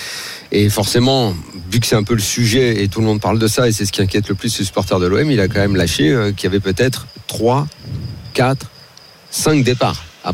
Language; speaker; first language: French; native; French